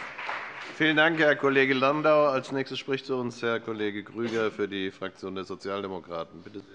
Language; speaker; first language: German; native; German